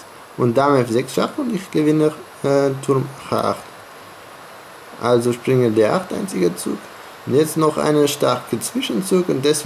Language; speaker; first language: German; non-native, fluent; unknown